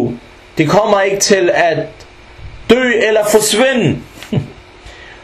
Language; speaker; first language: Danish; early bilingual, other home language; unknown